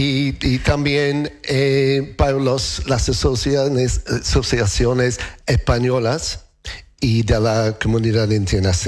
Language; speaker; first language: Spanish; non-native, learner; English